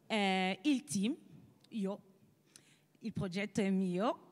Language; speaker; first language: Italian; non-native, fluent; French